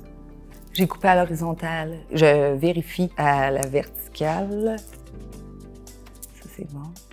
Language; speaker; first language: French; native; French